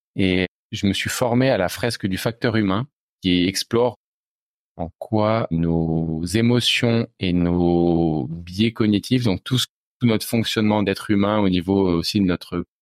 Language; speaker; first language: French; native; French